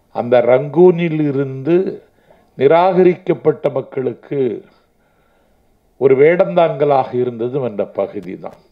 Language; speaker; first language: Tamil; native; Tamil